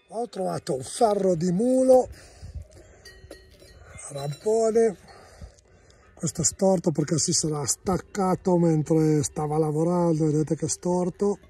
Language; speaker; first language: Italian; native; Italian